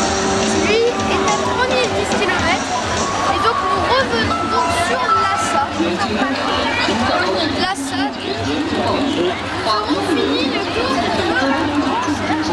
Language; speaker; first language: French; native; French